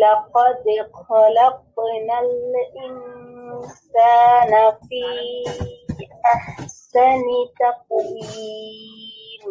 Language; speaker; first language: Arabic; non-native, learner; Bangla